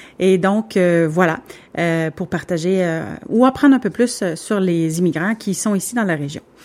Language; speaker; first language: French; native; French